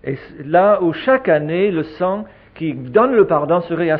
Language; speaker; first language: French; native; French